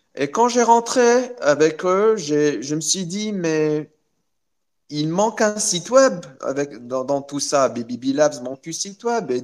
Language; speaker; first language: French; non-native, local second language; Arabic